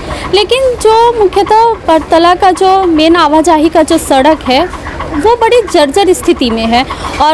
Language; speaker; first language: Hindi; native; Hindi